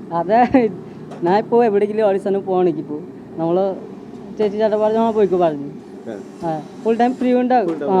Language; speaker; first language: Malayalam; non-native, local second language; Odia